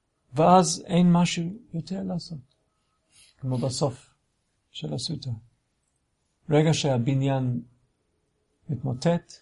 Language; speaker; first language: Hebrew; non-native, fluent; English